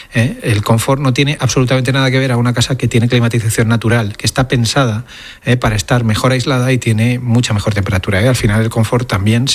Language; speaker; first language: Spanish; native; Spanish